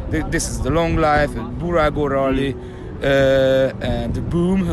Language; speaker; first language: English; non-native, learner; Hungarian